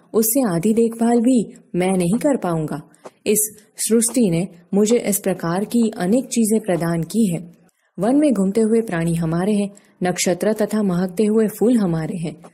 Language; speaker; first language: Hindi; non-native, local second language; Gujarati